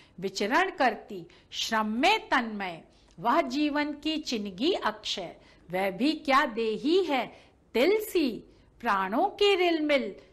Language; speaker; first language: Hindi; native; Hindi